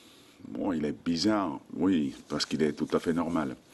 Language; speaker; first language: French; non-native, fluent; Finnish